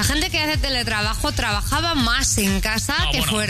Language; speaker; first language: Spanish; native; Spanish